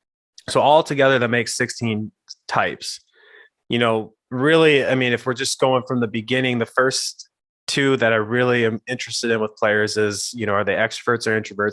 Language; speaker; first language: English; native; English